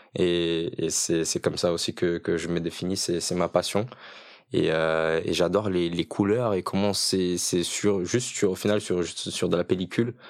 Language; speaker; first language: French; early bilingual, other home language; Portuguese